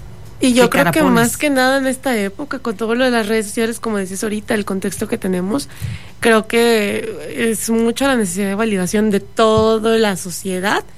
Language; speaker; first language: Spanish; native; Spanish